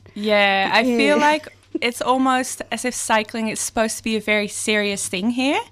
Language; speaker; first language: English; non-native, fluent; Dutch